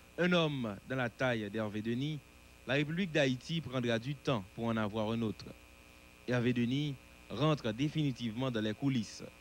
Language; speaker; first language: French; non-native, local second language; Haitian Creole